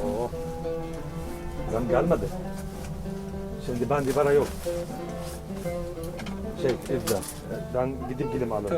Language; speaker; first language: Turkish; non-native, learner; Arabic